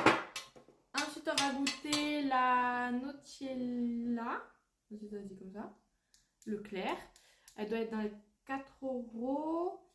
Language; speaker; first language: French; native; French